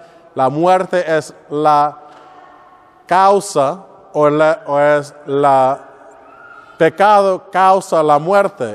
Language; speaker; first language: Spanish; non-native, learner; English